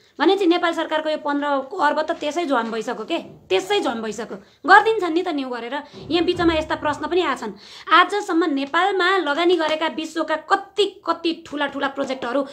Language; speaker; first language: Nepali; native; Nepali